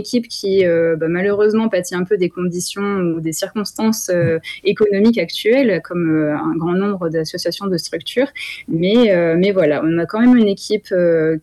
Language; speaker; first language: French; native; French